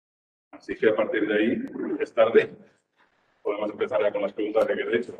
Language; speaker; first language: Spanish; native; Spanish